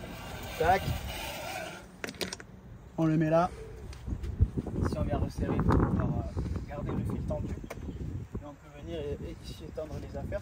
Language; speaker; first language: French; native; French